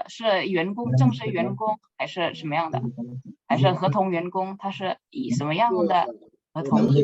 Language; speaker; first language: Chinese; non-native, fluent; Indonesian